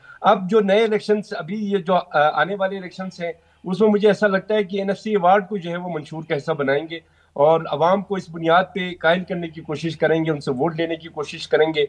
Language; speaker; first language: Hindi; non-native, local second language; Balti